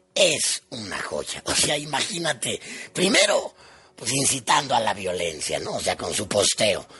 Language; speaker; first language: Spanish; native; Spanish